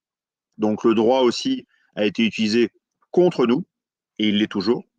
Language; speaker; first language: French; native; French